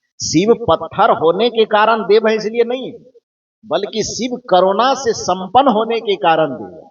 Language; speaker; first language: Hindi; native; Hindi